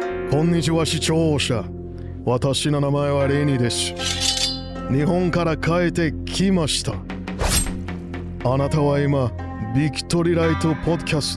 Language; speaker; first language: Japanese; non-native, learner; English